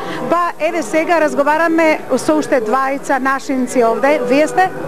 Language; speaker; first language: Macedonian; native; Macedonian